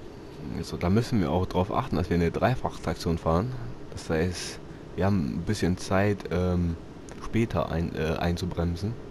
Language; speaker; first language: German; native; German